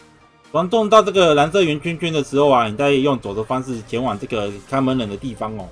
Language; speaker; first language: Chinese; native; Chinese